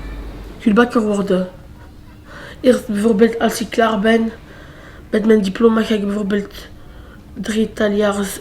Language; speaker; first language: Dutch; non-native, local second language; French